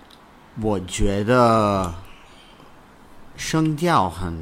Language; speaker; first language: Chinese; non-native, learner; English